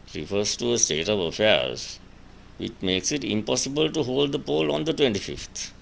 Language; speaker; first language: English; non-native, local second language; Sinhala